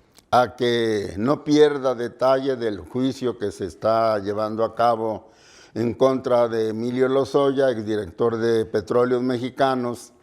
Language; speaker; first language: Spanish; native; Spanish